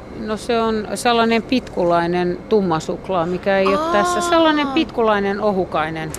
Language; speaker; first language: Finnish; non-native, local second language; Swedish